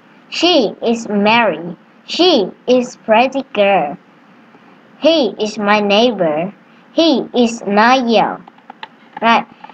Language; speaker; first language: English; non-native, learner; Vietnamese